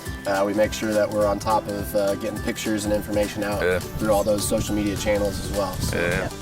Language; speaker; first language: English; native; English